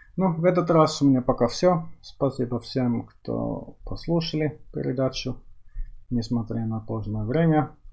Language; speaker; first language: Russian; non-native, fluent; Finnish